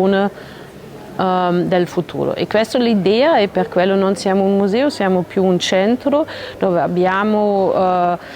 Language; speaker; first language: Italian; non-native, learner; German